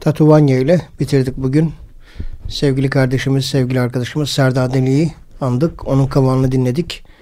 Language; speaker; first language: Turkish; native; Turkish